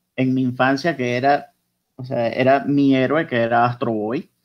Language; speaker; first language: Spanish; native; Spanish